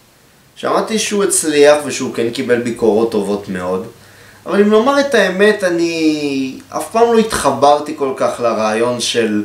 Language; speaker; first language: Hebrew; native; Hebrew